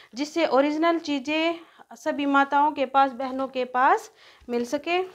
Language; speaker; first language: Hindi; native; Hindi